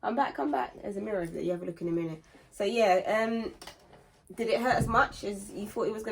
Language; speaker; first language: English; native; English